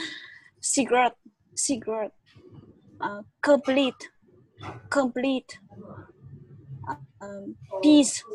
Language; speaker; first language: English; non-native, learner; Vietnamese